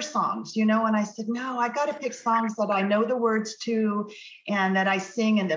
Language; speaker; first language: English; native; English